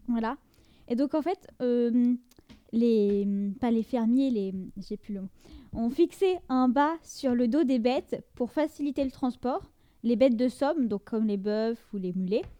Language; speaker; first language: French; native; French